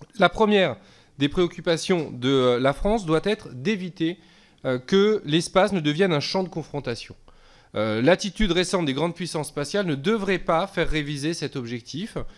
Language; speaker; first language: French; native; French